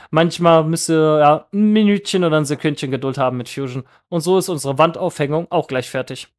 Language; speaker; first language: German; native; German